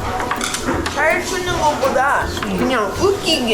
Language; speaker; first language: Korean; non-native, learner; English